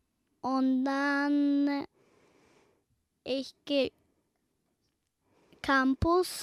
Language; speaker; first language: German; non-native, learner; Italian